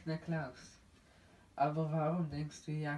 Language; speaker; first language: German; non-native, learner; Dutch